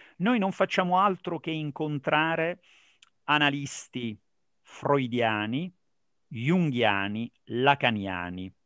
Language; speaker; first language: Italian; native; Italian